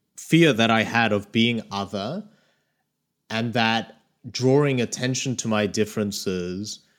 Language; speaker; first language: English; early bilingual, other home language; Korean